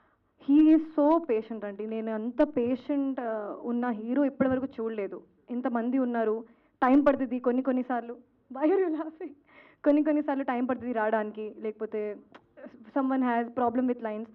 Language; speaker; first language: Telugu; non-native, fluent; Hindi